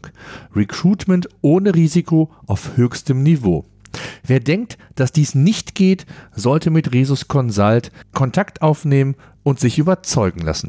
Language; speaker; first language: German; native; German